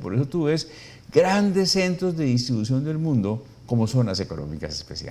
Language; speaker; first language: Spanish; native; Spanish